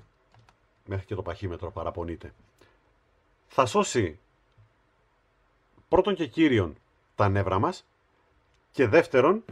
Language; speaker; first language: Greek; native; Greek